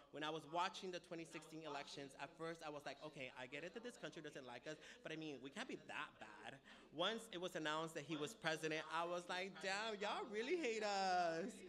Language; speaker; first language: English; early bilingual, other home language; Spanish